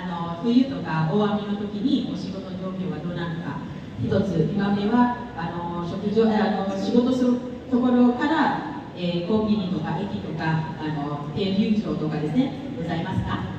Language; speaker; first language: Japanese; non-native, fluent; Indonesian